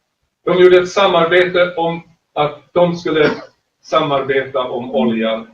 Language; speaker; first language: Swedish; native; Swedish